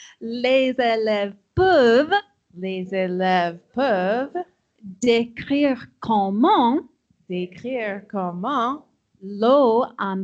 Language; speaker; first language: French; non-native, fluent; English